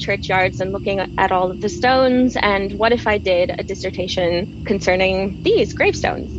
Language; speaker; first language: English; native; English